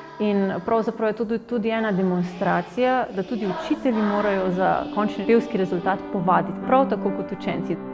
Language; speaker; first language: Slovenian; native; Slovenian